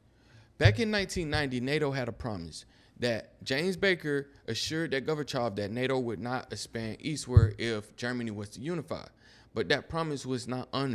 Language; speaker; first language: English; native; English